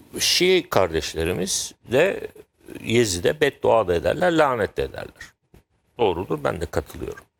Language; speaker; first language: Turkish; native; Turkish